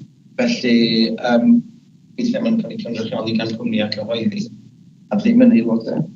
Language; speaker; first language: Welsh; native; Welsh